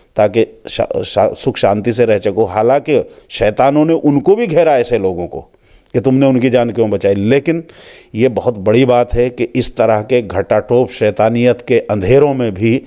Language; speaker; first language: Hindi; native; Hindi